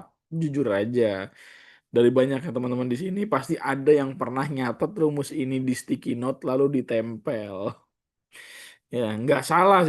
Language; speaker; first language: Indonesian; native; Indonesian